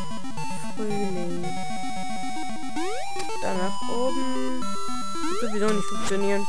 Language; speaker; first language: German; native; German